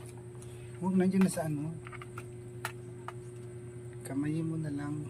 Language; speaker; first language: Filipino; native; Filipino